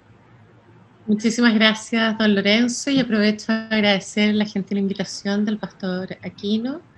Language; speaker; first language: Spanish; native; Spanish